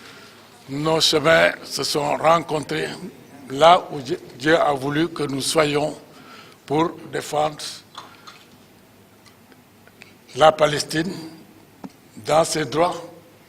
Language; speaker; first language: French; non-native, local second language; Wolof